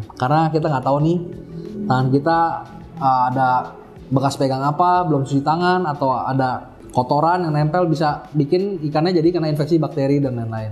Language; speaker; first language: Indonesian; native; Indonesian